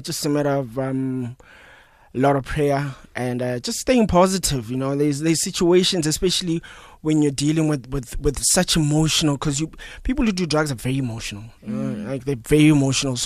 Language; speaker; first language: English; non-native, local second language; Northern Sotho